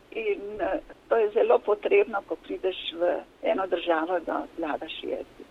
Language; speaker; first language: Slovenian; native; Slovenian